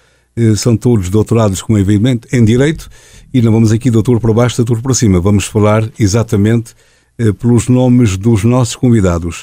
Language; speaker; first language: Portuguese; native; Portuguese